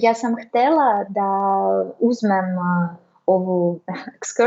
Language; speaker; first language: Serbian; non-native, learner; Russian